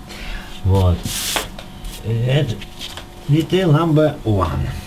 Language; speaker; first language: English; non-native, learner; Russian